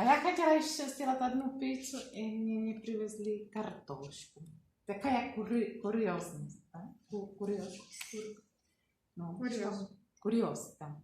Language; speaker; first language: Russian; non-native, learner; Czech